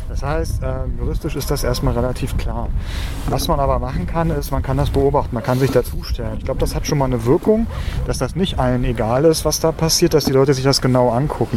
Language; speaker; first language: German; native; German